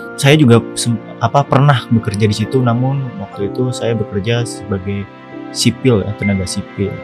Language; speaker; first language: Indonesian; native; Indonesian